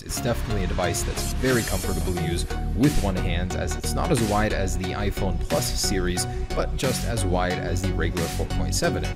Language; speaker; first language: English; native; English